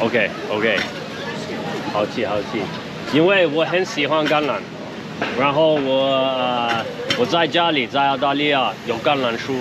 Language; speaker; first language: Chinese; non-native, learner; English